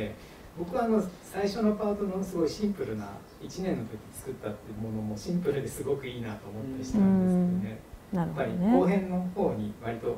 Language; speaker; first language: Japanese; native; Japanese